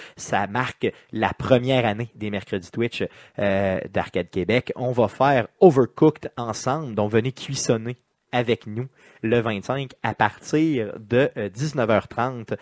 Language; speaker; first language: French; native; French